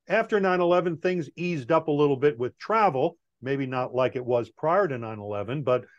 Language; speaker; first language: English; native; English